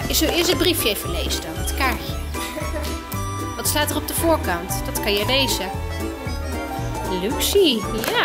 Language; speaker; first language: Dutch; native; Dutch